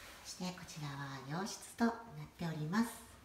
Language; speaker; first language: Japanese; native; Japanese